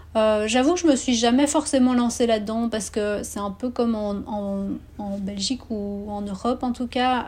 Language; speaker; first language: French; native; French